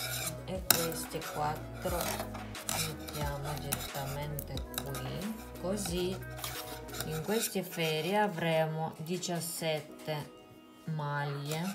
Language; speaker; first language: Italian; non-native, fluent; Russian